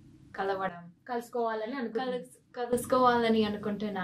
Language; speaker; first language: Telugu; non-native, fluent; English